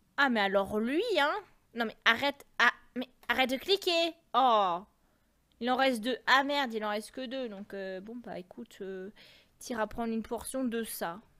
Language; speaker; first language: French; native; French